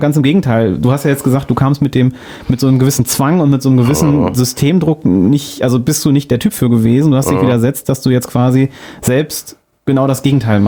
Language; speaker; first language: German; native; German